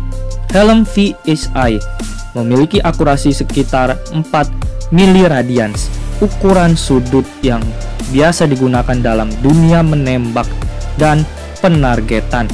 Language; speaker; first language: Indonesian; native; Indonesian